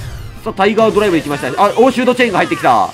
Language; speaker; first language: Japanese; native; Japanese